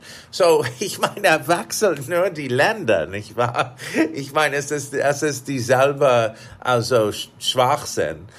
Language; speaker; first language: German; non-native, fluent; English